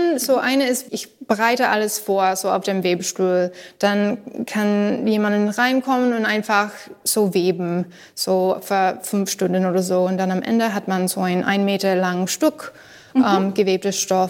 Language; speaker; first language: German; non-native, learner; English